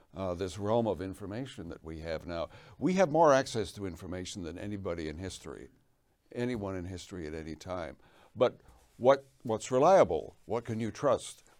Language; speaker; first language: English; native; English